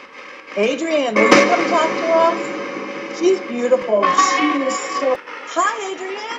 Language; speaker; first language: English; native; English